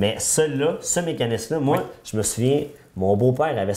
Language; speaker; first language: French; native; French